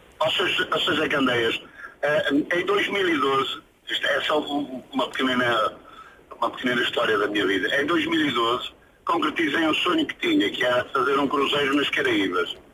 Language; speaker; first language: Portuguese; native; Portuguese